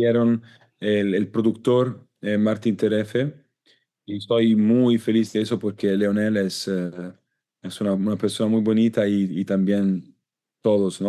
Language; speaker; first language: Spanish; non-native, learner; Italian